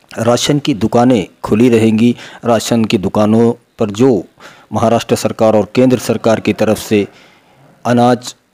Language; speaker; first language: Hindi; non-native, local second language; Urdu